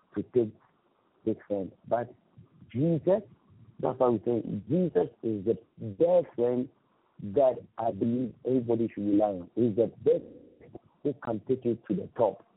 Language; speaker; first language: English; non-native, local second language; Akan